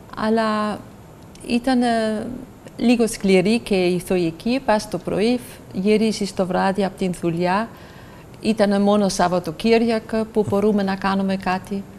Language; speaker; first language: Greek; non-native, fluent; German